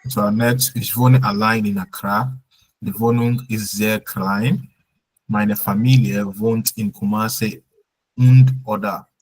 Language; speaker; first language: German; non-native, fluent; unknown